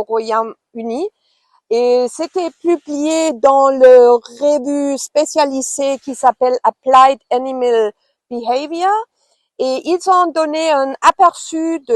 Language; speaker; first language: French; non-native, fluent; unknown